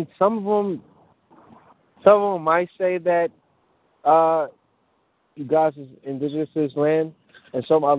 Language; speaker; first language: English; early bilingual, other home language; Mandingo